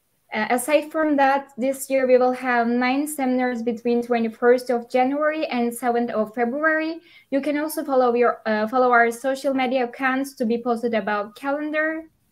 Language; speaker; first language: English; non-native, fluent; Turkish